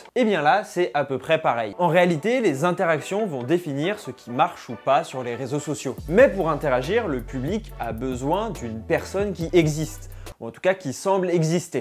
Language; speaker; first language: French; native; French